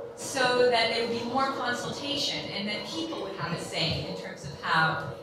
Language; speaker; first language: English; native; English